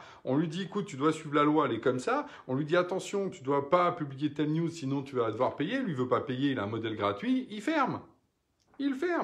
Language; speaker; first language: French; native; French